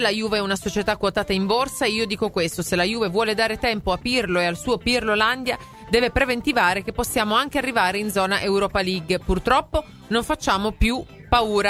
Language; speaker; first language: Italian; native; Italian